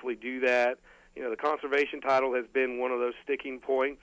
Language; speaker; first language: English; native; English